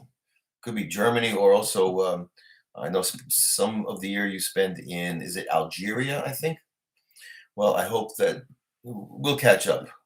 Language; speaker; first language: English; native; English